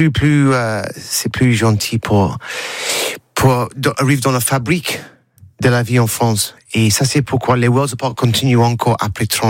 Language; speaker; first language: French; non-native, learner; English